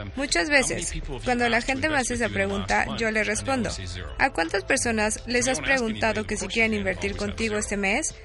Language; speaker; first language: Spanish; non-native, fluent; English